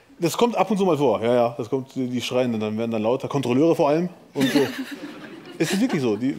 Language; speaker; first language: German; early bilingual, other home language; Arabic